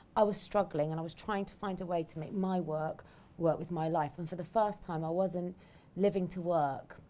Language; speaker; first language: English; native; English